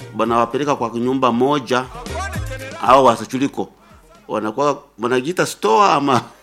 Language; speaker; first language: Swahili; non-native, local second language; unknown